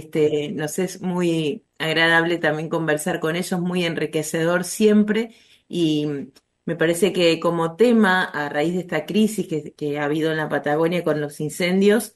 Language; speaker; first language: Spanish; native; Spanish